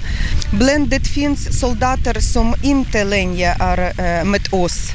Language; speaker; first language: Swedish; non-native, learner; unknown